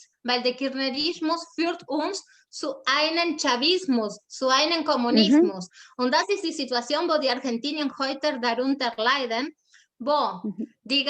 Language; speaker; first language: German; non-native, fluent; Spanish